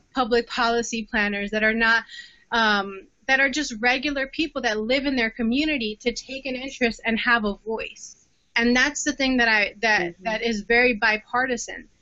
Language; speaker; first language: English; native; English